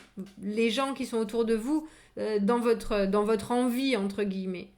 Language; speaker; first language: French; native; French